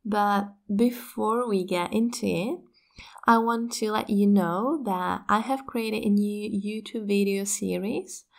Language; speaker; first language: English; non-native, fluent; Czech